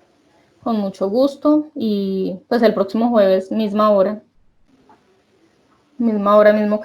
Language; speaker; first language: Spanish; native; Spanish